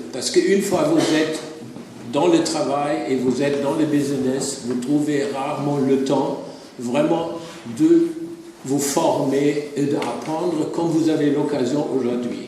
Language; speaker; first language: French; non-native, fluent; German